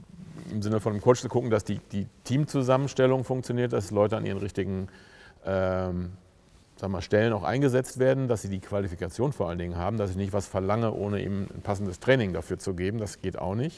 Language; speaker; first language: German; native; German